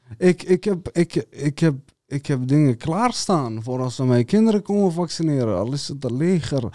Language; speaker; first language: Dutch; early bilingual, other home language; Serbian